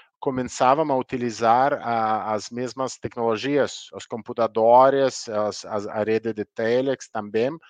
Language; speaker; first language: Portuguese; non-native, learner; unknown